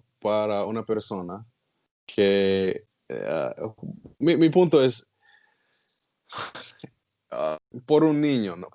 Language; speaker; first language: Spanish; non-native, learner; English